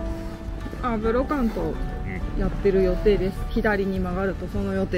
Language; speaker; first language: Japanese; native; Japanese